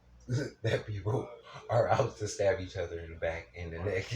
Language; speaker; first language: English; native; English